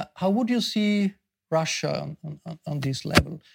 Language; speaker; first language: English; non-native, fluent; German